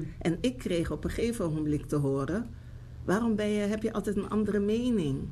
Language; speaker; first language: Dutch; native; Dutch